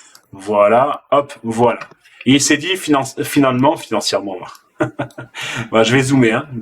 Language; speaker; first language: French; native; French